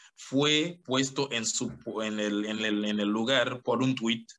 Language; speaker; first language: Spanish; non-native, fluent; Haitian Creole